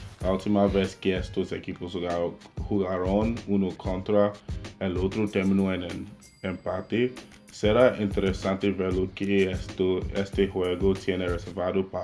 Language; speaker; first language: Spanish; non-native, learner; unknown